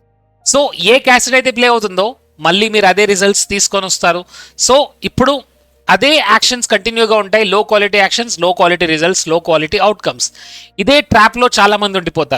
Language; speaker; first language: Telugu; native; Telugu